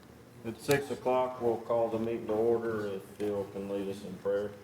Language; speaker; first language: English; native; English